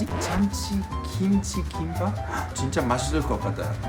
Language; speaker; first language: Korean; non-native, learner; Italian